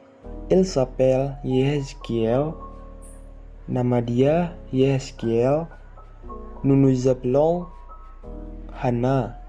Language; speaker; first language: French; non-native, learner; Indonesian